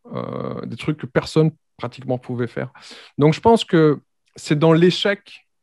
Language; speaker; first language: French; native; French